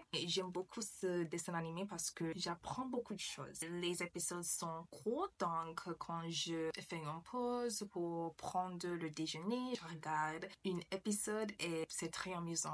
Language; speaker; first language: French; non-native, learner; English